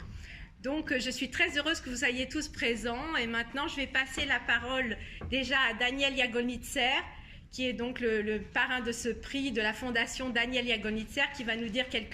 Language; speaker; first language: French; native; French